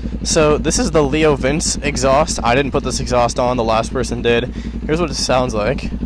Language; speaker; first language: English; native; English